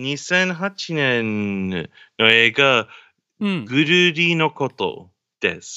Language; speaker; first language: Japanese; non-native, learner; English